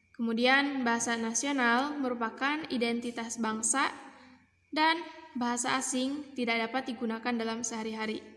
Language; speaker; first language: Indonesian; non-native, local second language; Sundanese